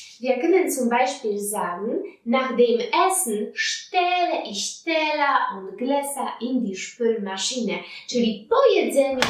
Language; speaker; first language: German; non-native, fluent; Polish